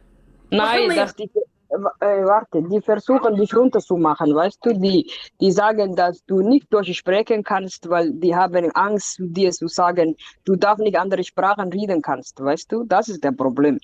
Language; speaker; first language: German; non-native, fluent; Somali